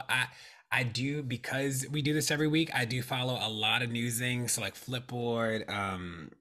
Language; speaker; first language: English; native; English